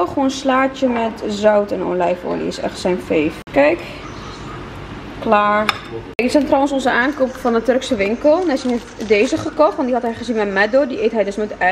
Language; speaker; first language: Dutch; native; Dutch